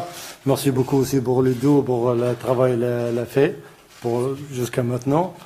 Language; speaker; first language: French; non-native, learner; Arabic